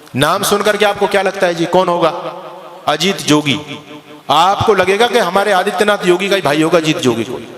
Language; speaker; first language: Hindi; native; Hindi